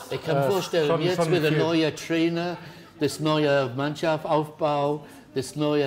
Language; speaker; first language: German; non-native, learner; English